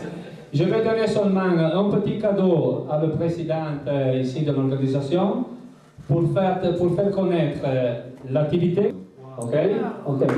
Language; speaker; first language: French; non-native, learner; Italian